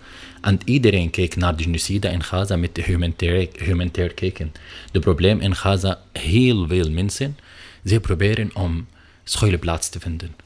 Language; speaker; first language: Dutch; non-native, learner; Arabic